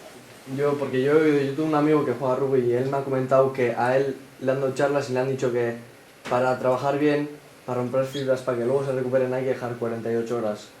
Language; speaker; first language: Spanish; native; Spanish